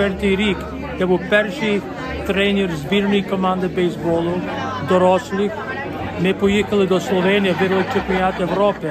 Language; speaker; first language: Ukrainian; early bilingual, heritage; Ukrainian